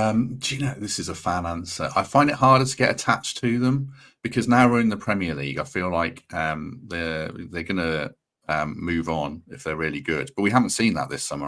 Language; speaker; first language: English; native; English